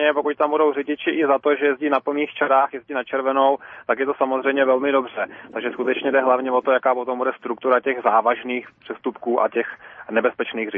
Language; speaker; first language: Czech; native; Czech